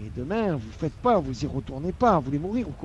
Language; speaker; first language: French; native; French